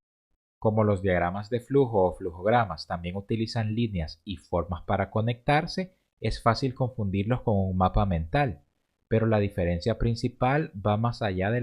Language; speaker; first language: Spanish; native; Spanish